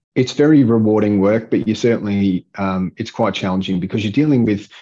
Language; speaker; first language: English; native; English